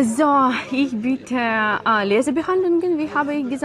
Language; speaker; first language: German; non-native, learner; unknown